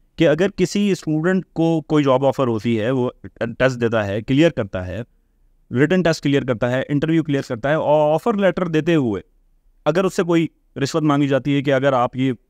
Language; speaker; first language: Urdu; native; Urdu